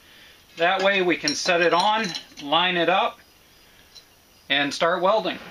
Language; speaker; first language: English; native; English